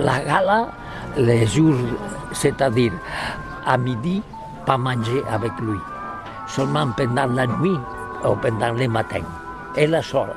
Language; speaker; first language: French; non-native, learner; Catalan